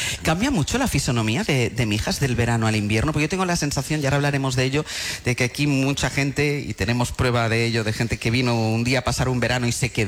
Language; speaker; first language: Spanish; native; Spanish